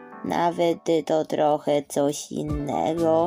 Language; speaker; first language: Polish; early bilingual, heritage; Polish